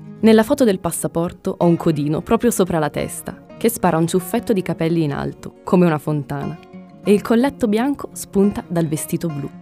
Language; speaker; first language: Italian; early bilingual, other home language; Spanish